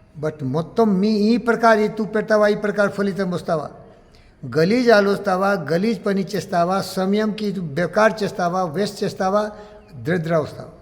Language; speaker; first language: Telugu; non-native, learner; Hindi